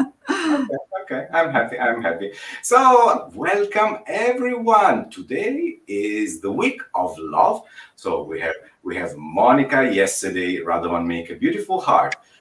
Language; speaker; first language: English; non-native, fluent; Italian